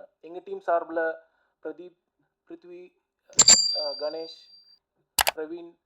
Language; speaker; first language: Tamil; native; Tamil